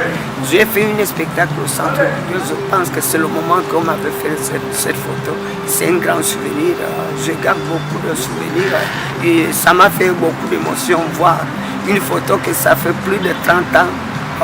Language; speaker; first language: French; non-native, fluent; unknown